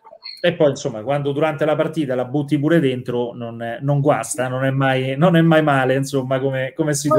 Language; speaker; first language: Italian; native; Italian